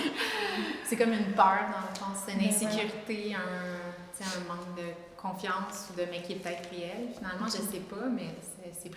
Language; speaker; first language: French; native; French